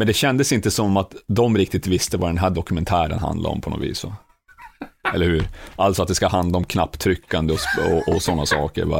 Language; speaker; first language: Swedish; native; Swedish